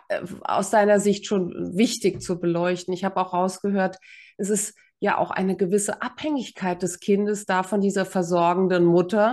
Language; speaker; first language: German; native; German